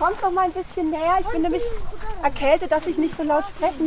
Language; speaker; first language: German; native; German